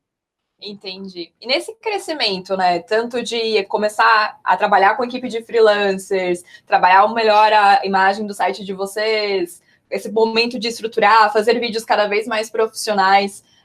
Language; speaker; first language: Portuguese; native; Portuguese